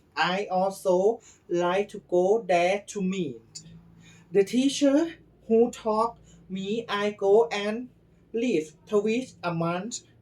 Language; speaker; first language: English; non-native, learner; Thai